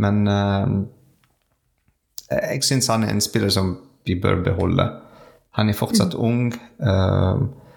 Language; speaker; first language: Norwegian; non-native, learner; French